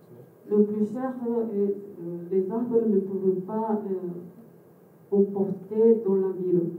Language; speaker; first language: French; non-native, fluent; Japanese